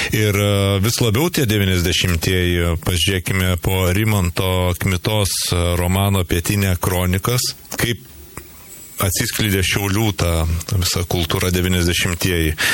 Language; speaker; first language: Lithuanian; native; Lithuanian